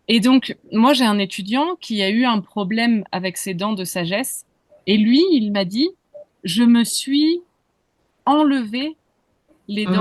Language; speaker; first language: French; native; French